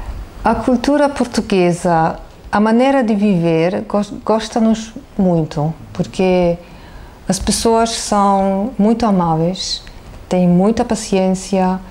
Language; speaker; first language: Portuguese; non-native, fluent; German